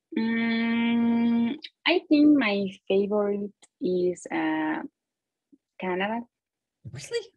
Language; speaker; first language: English; non-native, learner; Spanish